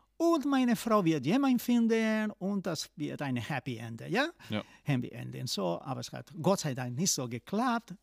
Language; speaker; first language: German; non-native, fluent; Spanish